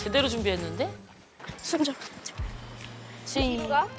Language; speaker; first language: Korean; native; Korean